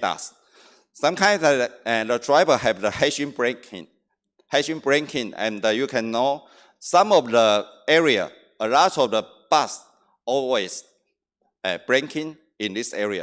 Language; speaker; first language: English; non-native, learner; Chinese